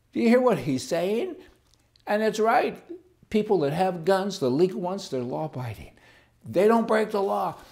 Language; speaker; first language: English; native; English